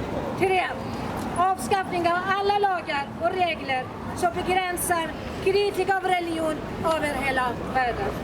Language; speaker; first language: Swedish; non-native, fluent; Persian